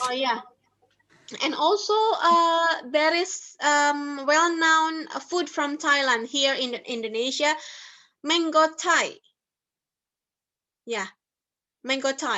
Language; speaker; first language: English; non-native, fluent; Indonesian